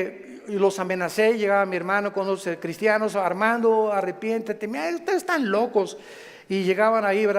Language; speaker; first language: Spanish; native; Spanish